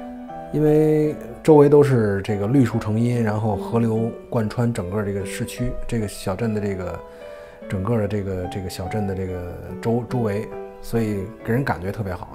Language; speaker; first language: Chinese; native; Chinese